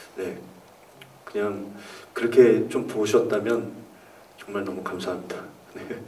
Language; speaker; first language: Korean; native; Korean